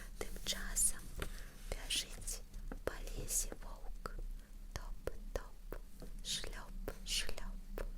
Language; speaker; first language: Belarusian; non-native, local second language; Russian